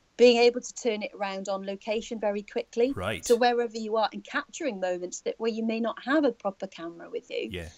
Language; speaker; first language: English; native; English